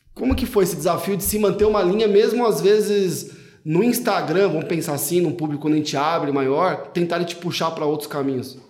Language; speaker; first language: Portuguese; native; Portuguese